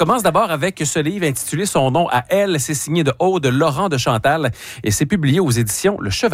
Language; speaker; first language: French; native; French